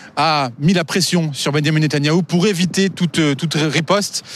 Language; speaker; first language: French; native; French